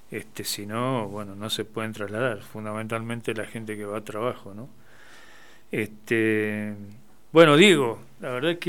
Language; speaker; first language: Spanish; native; Spanish